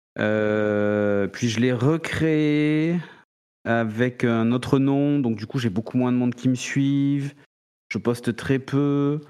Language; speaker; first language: French; native; French